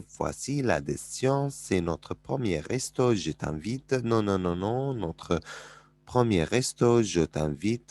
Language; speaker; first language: French; non-native, fluent; Arabic